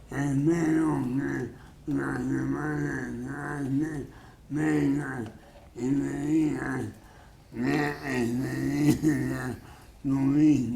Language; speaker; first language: Spanish; non-native, fluent; English